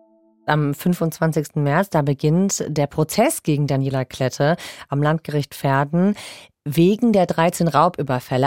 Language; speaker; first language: German; native; German